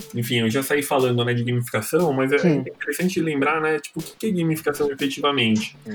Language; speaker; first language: Portuguese; native; Portuguese